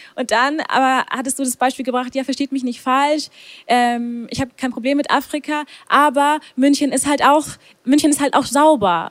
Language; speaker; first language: German; native; German